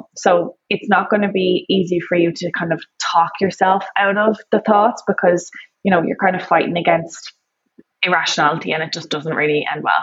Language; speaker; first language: English; native; English